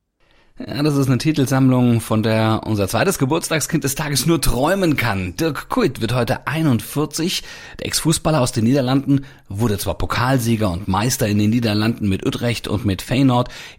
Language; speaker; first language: German; native; German